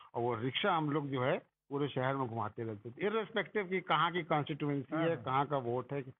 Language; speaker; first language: Hindi; native; Hindi